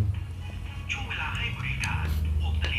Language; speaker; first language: Thai; native; Thai